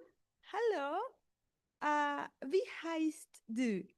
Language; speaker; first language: German; non-native, learner; Spanish